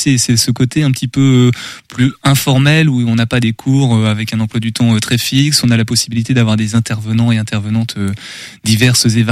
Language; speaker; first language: French; native; French